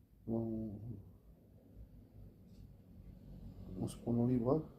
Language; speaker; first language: French; native; French